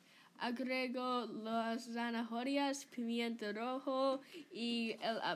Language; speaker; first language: Spanish; non-native, learner; English